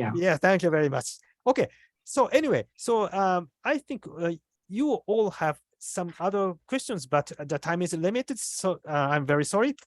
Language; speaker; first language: English; non-native, fluent; Japanese